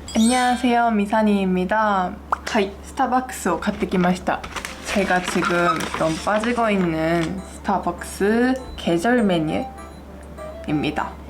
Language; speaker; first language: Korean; non-native, fluent; Japanese